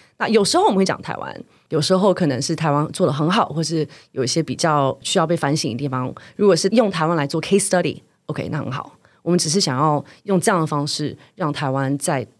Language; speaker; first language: Chinese; native; Chinese